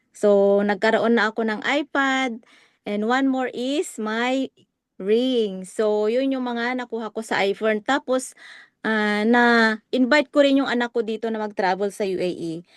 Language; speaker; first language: Filipino; non-native, local second language; Iloko